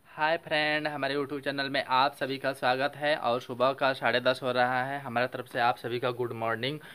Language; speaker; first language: Hindi; native; Hindi